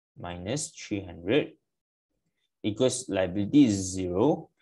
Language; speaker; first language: English; non-native, local second language; Malay